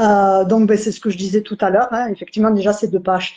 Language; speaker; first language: French; native; French